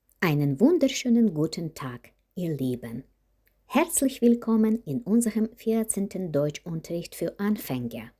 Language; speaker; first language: German; non-native, fluent; Ukrainian